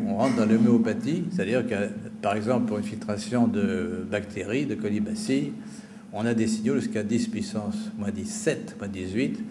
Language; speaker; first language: French; native; French